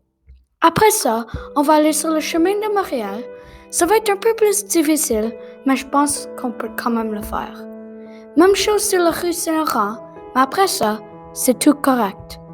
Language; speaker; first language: French; non-native, local second language; English